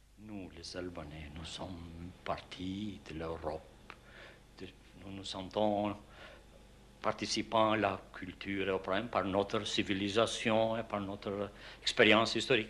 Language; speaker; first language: French; non-native, fluent; Albanian